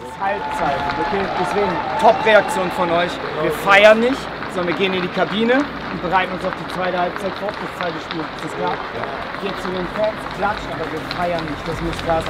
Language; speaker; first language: German; native; German